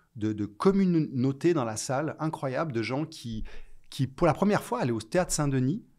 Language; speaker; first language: French; native; French